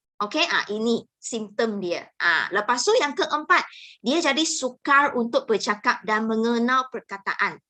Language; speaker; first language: Malay; non-native, local second language; Chinese